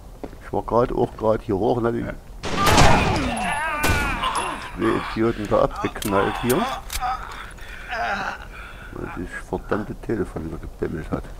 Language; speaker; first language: German; native; German